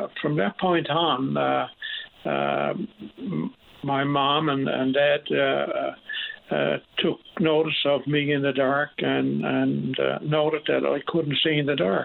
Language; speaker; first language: English; native; English